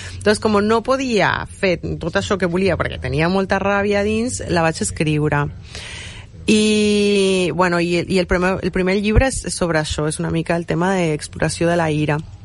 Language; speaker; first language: Catalan; non-native, fluent; Spanish